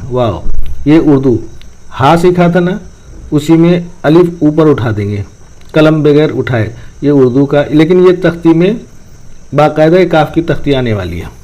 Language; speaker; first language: Urdu; native; Urdu